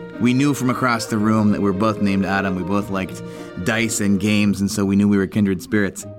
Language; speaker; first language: English; native; English